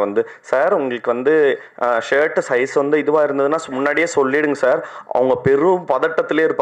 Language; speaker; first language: Tamil; native; Tamil